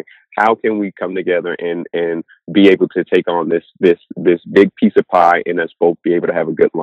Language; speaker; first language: English; native; English